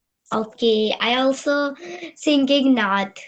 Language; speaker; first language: English; non-native, learner; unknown